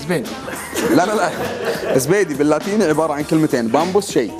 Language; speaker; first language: Arabic; native; Arabic